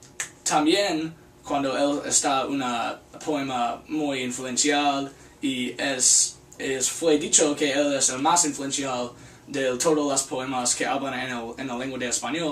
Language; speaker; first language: Spanish; non-native, learner; English